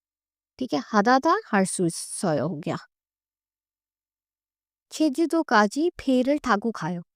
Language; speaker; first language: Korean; non-native, learner; Hindi